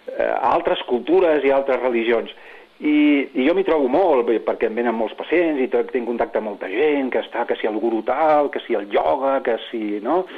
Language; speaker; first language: Catalan; non-native, local second language; Spanish